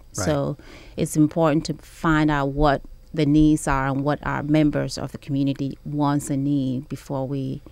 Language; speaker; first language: English; early bilingual, other home language; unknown